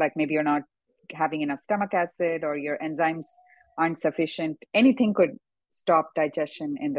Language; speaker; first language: English; non-native, local second language; Tamil